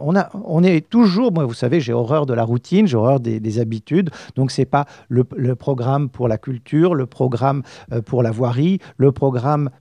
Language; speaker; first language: French; native; French